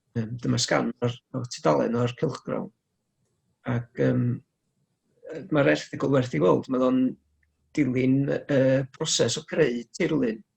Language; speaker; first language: Welsh; native; Welsh